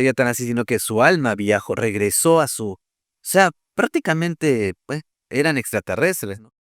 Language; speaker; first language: Spanish; native; Spanish